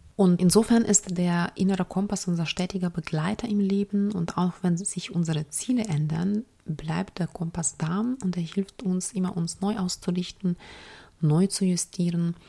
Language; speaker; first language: German; non-native, fluent; Ukrainian